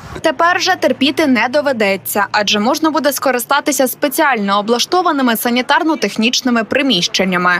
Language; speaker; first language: Ukrainian; native; Ukrainian